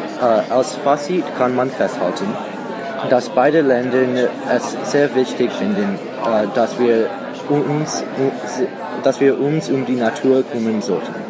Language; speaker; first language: German; non-native, learner; English